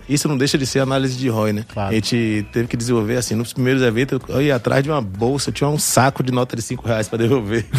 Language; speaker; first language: Portuguese; early bilingual, other home language; French